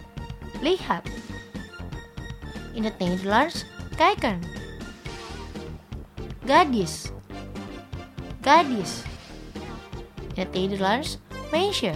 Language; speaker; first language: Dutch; non-native, learner; Indonesian